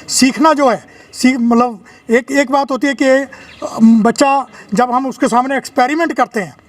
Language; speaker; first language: Hindi; non-native, local second language; Punjabi